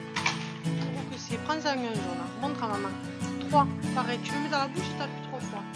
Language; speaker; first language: French; native; French